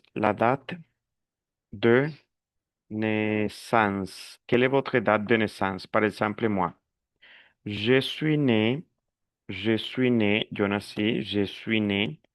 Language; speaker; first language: French; non-native, fluent; Spanish